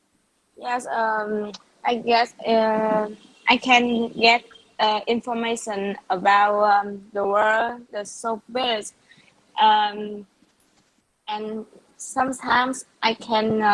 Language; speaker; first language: English; non-native, learner; Vietnamese